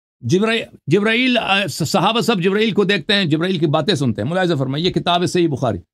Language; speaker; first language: Urdu; non-native, fluent; Persian